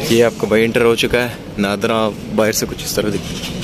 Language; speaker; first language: Urdu; native; Urdu